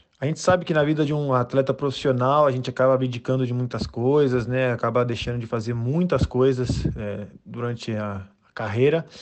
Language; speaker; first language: Portuguese; native; Portuguese